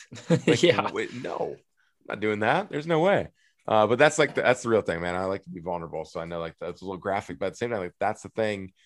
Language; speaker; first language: English; native; English